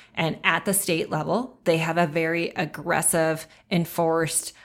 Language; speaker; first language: English; native; English